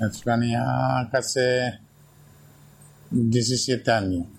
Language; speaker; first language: Spanish; non-native, learner; Bangla